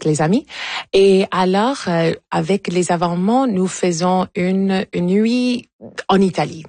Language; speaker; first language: French; non-native, local second language; English